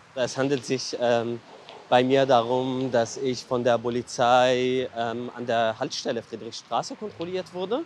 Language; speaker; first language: German; non-native, fluent; Arabic